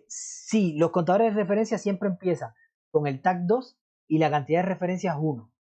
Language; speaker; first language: Spanish; native; Spanish